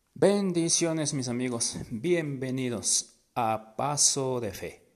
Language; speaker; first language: Spanish; native; Spanish